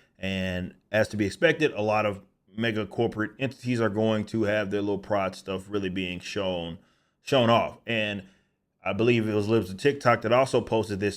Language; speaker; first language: English; native; English